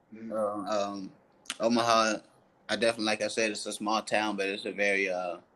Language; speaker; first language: English; early bilingual, other home language; French